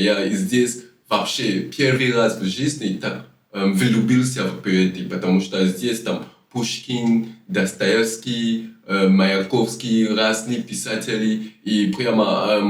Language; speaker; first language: Russian; non-native, learner; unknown